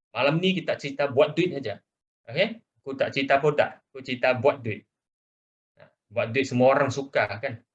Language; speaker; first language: Malay; non-native, local second language; Chinese